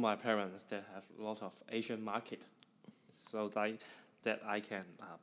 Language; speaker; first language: English; non-native, learner; Chinese